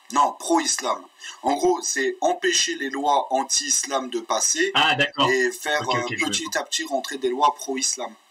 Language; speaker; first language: French; native; French